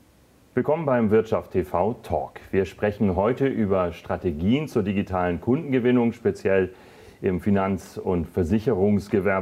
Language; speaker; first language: German; native; German